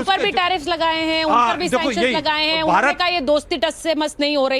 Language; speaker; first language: Hindi; native; Hindi